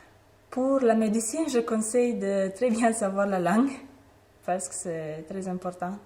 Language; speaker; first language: French; non-native, fluent; Romanian